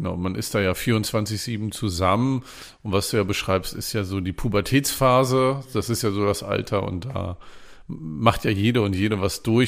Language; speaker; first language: German; native; German